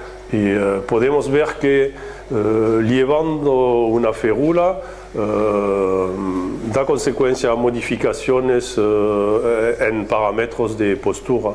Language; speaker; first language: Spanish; non-native, fluent; French